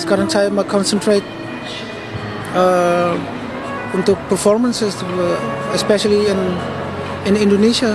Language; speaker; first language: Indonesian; early bilingual, heritage; Dutch